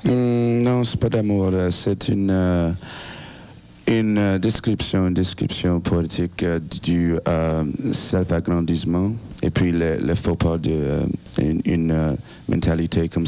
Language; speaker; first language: French; non-native, learner; English